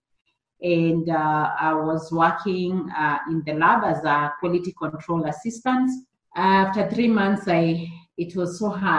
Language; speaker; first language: English; non-native, local second language; Kikuyu